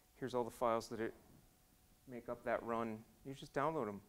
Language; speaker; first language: English; native; English